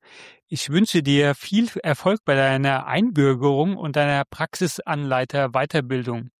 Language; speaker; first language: German; native; German